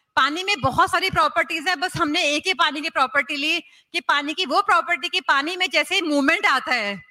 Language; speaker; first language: Hindi; native; Hindi